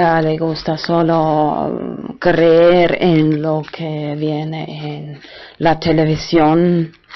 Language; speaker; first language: Spanish; non-native, fluent; German